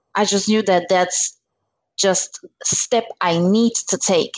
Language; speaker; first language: English; non-native, fluent; Slovak